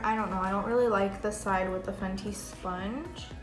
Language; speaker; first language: English; native; English